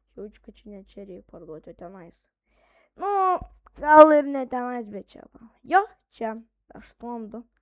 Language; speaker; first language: Lithuanian; native; Lithuanian